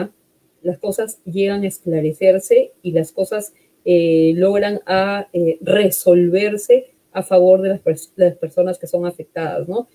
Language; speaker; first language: Spanish; native; Spanish